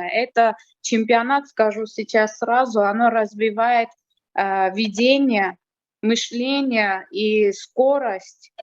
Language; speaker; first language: Russian; non-native, fluent; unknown